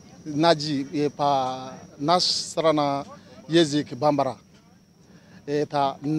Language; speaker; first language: Russian; non-native, learner; Bambara